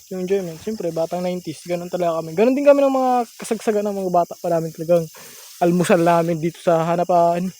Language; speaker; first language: Filipino; non-native, local second language; Masbatenyo